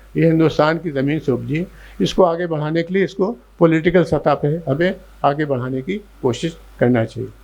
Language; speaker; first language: Urdu; native; Urdu